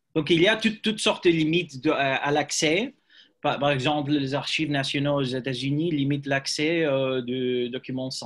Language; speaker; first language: French; non-native, learner; English